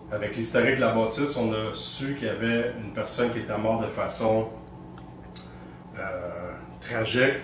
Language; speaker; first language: French; native; French